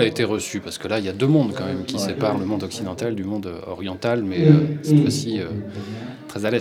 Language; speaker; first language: French; native; French